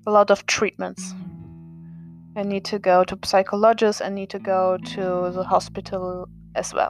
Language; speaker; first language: English; non-native, fluent; German